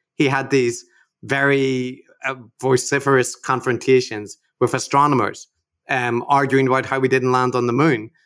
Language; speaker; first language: English; native; English